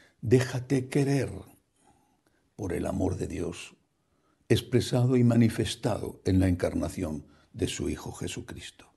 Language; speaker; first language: Spanish; native; Spanish